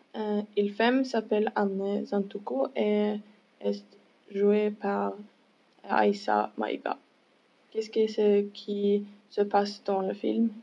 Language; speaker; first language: French; non-native, learner; English